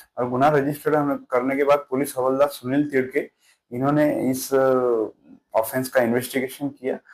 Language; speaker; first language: Hindi; non-native, local second language; Marathi